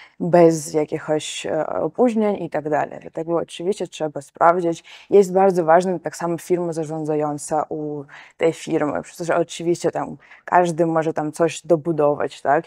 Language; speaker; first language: Polish; non-native, fluent; Georgian